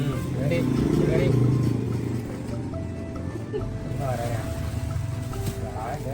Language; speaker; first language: Vietnamese; native; Vietnamese